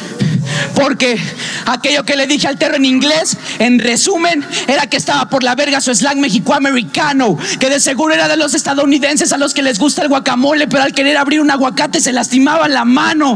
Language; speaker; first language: Spanish; native; Spanish